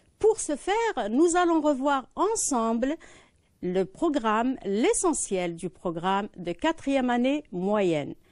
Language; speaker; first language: French; non-native, local second language; Arabic